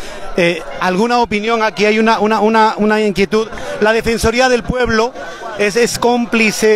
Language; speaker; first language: Spanish; native; Spanish